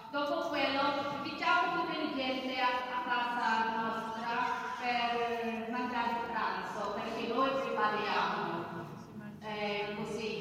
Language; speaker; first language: Italian; non-native, learner; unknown